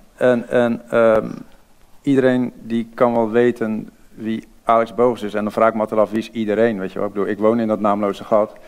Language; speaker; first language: Dutch; native; Dutch